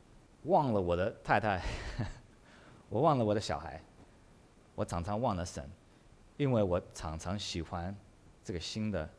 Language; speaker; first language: Chinese; early bilingual, heritage; English